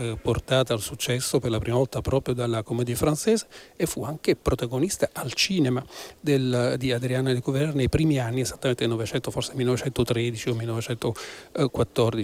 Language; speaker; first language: Italian; native; Italian